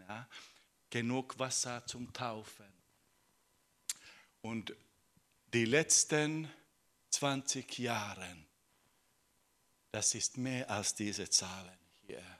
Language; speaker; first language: German; non-native, fluent; Finnish